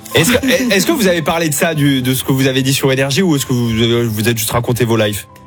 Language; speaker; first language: French; native; French